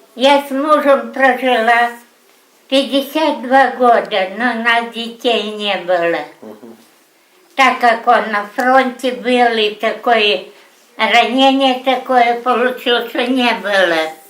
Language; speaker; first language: Russian; native; Russian